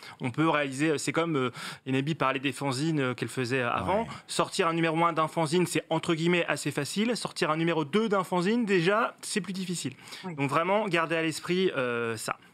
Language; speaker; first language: French; native; French